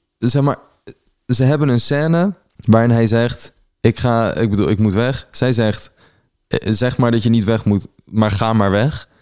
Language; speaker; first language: Dutch; early bilingual, other home language; Persian